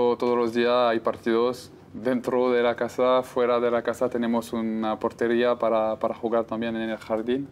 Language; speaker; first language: Spanish; non-native, fluent; French